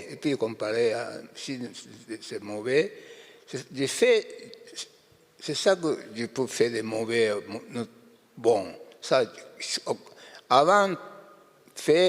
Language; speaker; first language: French; non-native, learner; Japanese